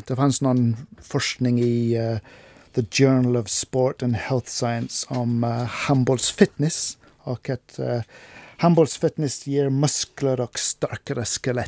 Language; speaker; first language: Swedish; non-native, fluent; English